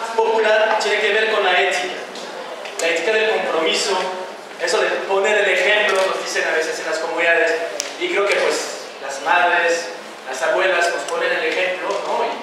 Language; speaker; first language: Spanish; non-native, fluent; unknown